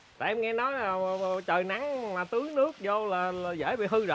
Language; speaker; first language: Vietnamese; native; Vietnamese